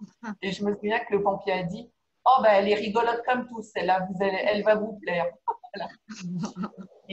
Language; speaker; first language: French; native; French